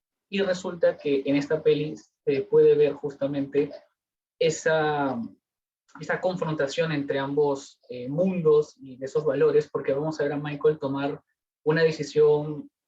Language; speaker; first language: Spanish; native; Spanish